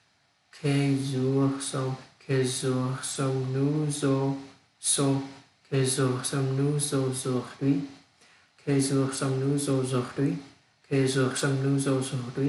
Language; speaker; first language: French; non-native, learner; Vietnamese